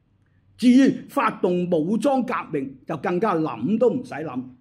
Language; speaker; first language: Chinese; native; Chinese